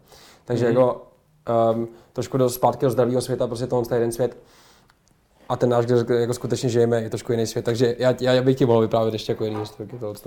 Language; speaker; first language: Czech; native; Czech